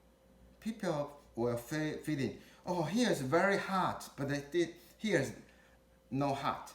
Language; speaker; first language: English; non-native, learner; Chinese